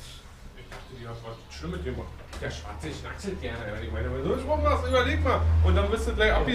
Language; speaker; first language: German; native; German